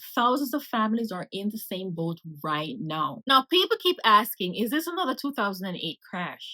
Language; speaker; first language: English; native; English